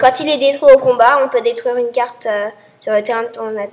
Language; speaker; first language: French; native; French